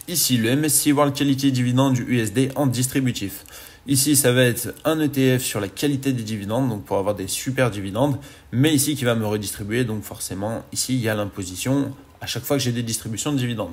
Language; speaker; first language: French; native; French